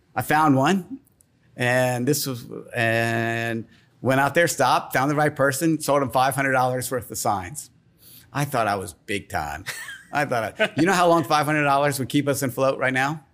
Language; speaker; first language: English; native; English